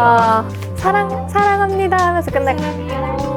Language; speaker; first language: Korean; native; Korean